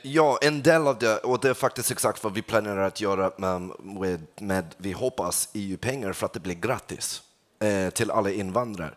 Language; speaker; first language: Swedish; non-native, fluent; English